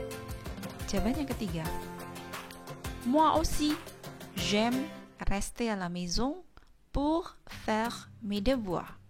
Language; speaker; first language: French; non-native, fluent; Indonesian